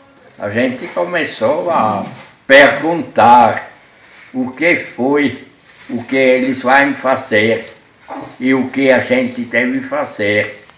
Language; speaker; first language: Portuguese; non-native, fluent; German